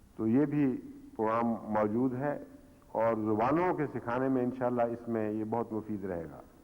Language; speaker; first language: Urdu; native; Urdu